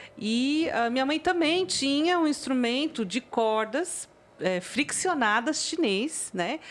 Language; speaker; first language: Portuguese; early bilingual, other home language; Chinese